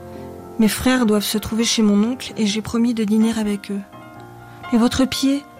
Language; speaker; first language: French; native; French